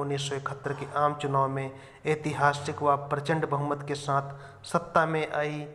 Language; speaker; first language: Hindi; native; Hindi